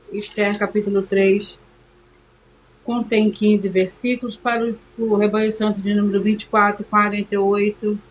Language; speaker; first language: Portuguese; native; Portuguese